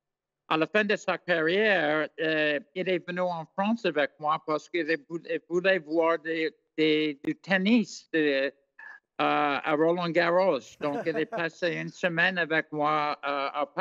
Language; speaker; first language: French; non-native, fluent; English